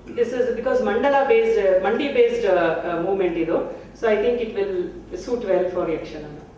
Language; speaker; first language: English; non-native, local second language; Kannada